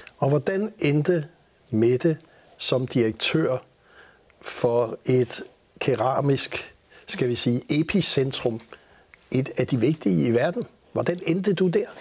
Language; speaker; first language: Danish; native; Danish